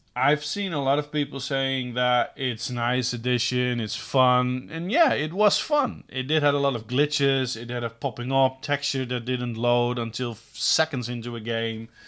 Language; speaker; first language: English; non-native, fluent; Dutch